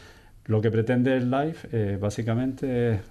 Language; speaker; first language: Spanish; native; Spanish